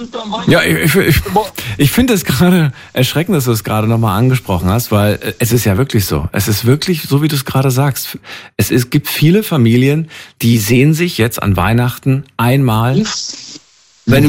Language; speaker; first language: German; native; German